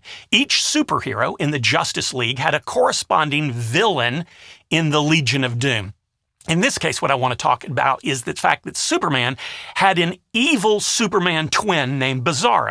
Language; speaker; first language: English; native; English